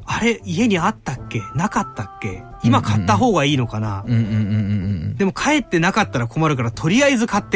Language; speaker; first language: Japanese; native; Japanese